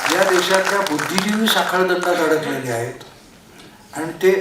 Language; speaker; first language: Marathi; non-native, local second language; Konkani